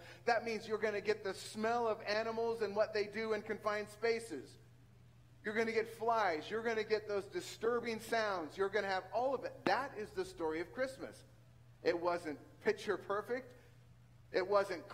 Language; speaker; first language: English; native; English